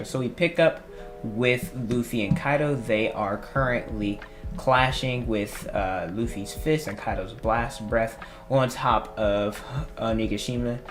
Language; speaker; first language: English; native; English